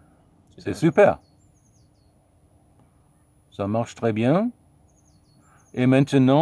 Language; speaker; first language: French; non-native, fluent; German